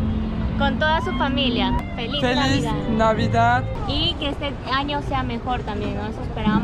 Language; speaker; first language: Spanish; native; Spanish